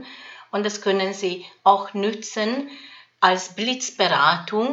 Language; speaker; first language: German; non-native, fluent; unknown